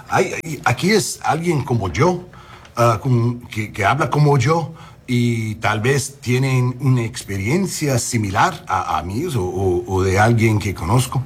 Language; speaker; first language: Spanish; non-native, learner; English